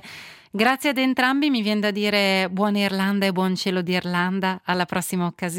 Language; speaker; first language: Italian; native; Italian